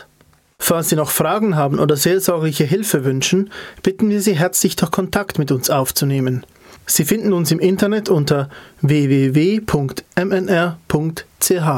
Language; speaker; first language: German; native; German